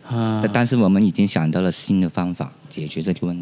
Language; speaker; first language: Chinese; non-native, local second language; Cantonese